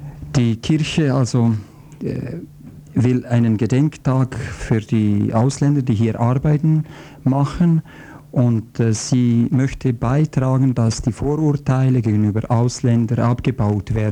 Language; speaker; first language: German; non-native, fluent; Croatian